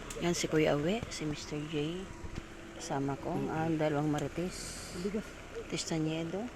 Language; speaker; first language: Filipino; non-native, local second language; Cebuano